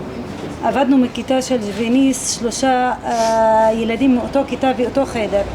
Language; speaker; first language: Hebrew; non-native, local second language; Arabic